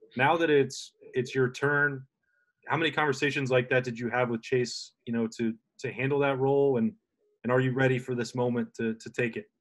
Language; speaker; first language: English; native; English